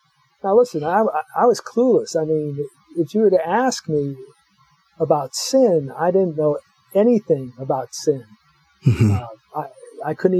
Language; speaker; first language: English; native; English